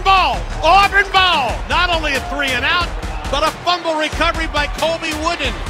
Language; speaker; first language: English; native; English